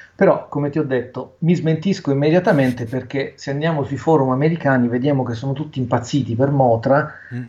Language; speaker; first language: Italian; native; Italian